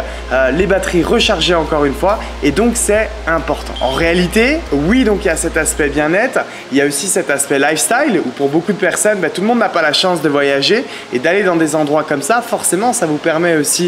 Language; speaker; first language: French; native; French